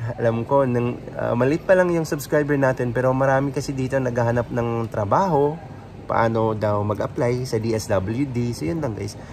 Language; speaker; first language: Filipino; non-native, local second language; Cebuano